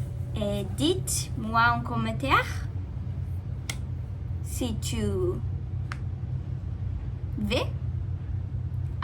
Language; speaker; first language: French; non-native, learner; Portuguese